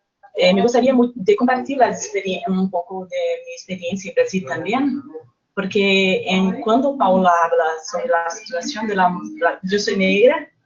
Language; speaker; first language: Spanish; non-native, fluent; Portuguese